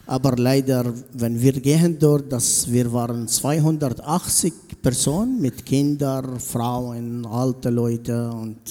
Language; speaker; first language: German; non-native, learner; Arabic